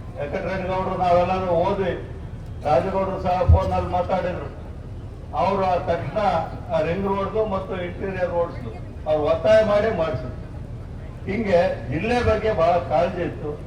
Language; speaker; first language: Kannada; native; Kannada